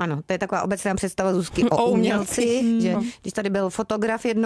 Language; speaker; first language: Czech; native; Czech